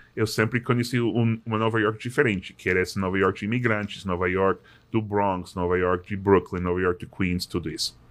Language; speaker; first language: Portuguese; non-native, fluent; English